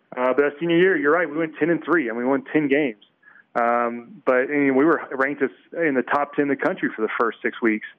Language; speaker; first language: English; native; English